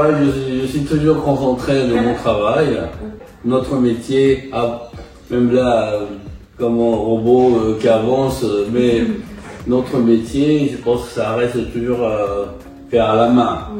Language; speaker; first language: French; non-native, fluent; Japanese